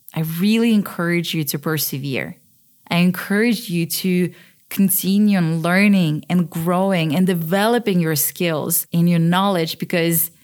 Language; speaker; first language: English; early bilingual, other home language; Russian